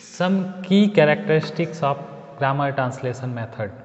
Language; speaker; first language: Hindi; native; Hindi